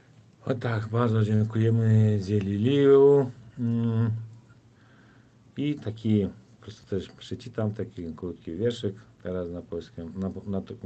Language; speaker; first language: Polish; non-native, fluent; Turkmen